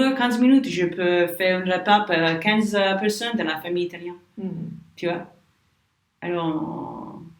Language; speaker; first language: French; non-native, learner; English